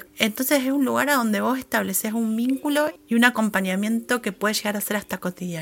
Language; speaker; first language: Spanish; native; Spanish